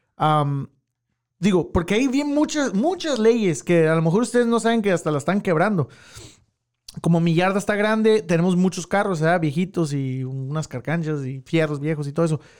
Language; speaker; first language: Spanish; early bilingual, heritage; Spanish